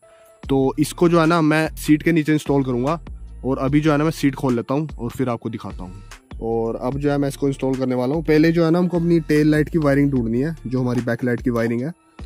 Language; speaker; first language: Hindi; native; Hindi